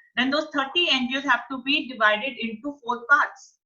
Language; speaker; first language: English; non-native, local second language; Punjabi